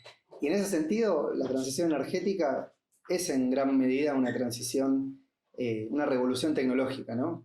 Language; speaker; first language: Spanish; native; Spanish